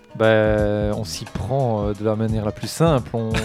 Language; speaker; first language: French; native; French